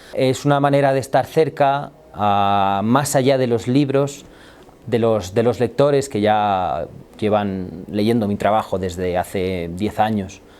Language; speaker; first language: Spanish; early bilingual, other home language; Romanian